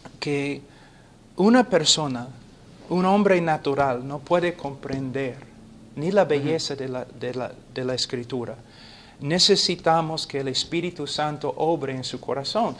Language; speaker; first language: Spanish; non-native, fluent; English